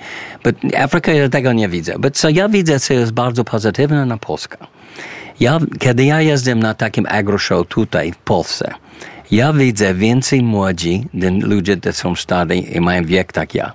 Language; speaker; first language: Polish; early bilingual, heritage; English